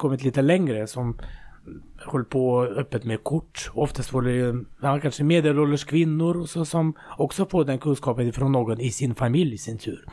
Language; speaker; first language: Swedish; non-native, fluent; Russian